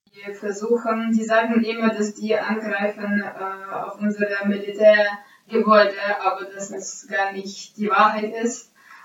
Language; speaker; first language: German; non-native, fluent; Ukrainian